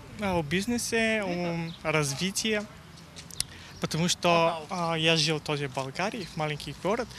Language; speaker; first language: Russian; non-native, learner; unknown